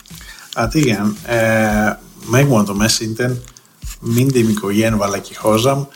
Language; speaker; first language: Hungarian; non-native, learner; Greek